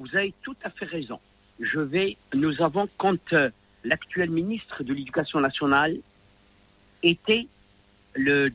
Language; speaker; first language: French; non-native, local second language; Arabic